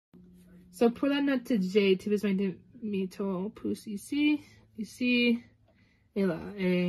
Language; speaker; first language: French; non-native, learner; English